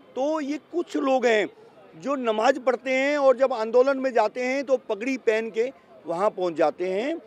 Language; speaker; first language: Hindi; native; Hindi